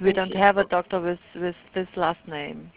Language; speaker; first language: English; non-native, fluent; German